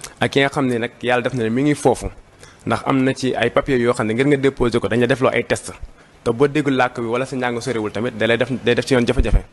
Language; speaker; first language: Wolof; early bilingual, heritage; Wolof